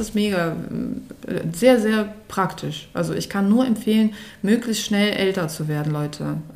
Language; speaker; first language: German; early bilingual, other home language; Russian